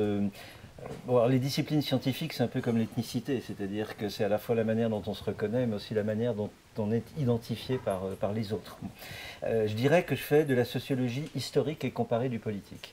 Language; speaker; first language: French; native; French